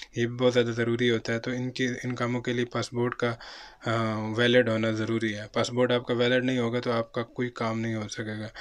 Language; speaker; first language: Urdu; non-native, local second language; Punjabi